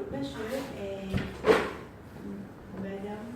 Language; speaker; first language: French; non-native, learner; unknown